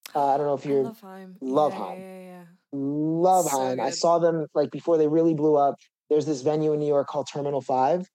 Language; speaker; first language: English; native; English